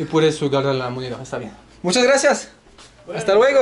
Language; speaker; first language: Spanish; non-native, learner; French